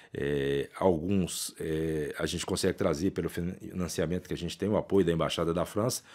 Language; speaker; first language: Portuguese; native; Portuguese